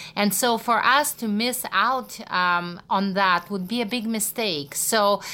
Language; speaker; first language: English; non-native, fluent; Russian